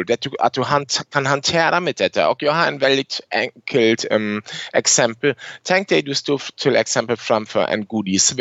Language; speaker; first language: Swedish; non-native, fluent; German